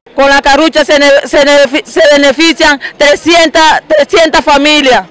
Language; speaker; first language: Spanish; native; Spanish